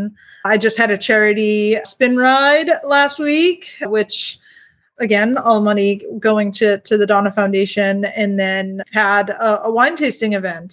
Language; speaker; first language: English; native; English